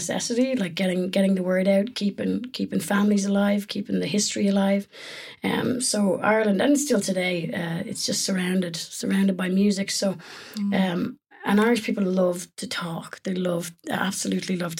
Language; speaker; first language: English; native; English